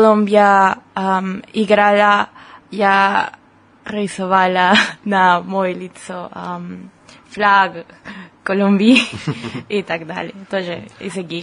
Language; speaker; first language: Russian; non-native, learner; Spanish